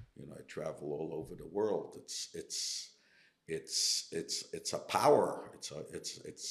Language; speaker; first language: English; early bilingual, other home language; Yiddish